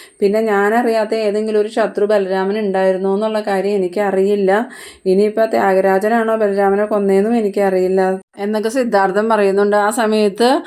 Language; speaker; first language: Malayalam; native; Malayalam